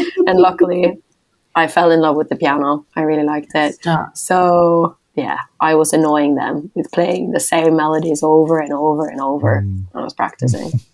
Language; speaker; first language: English; non-native, fluent; Norwegian